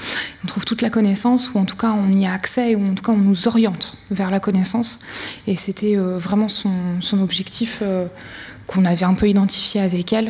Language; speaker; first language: French; native; French